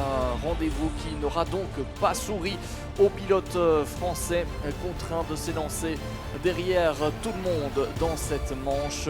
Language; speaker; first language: French; native; French